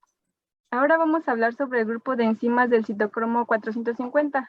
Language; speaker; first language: Spanish; native; Spanish